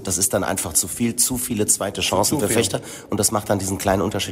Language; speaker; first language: German; native; German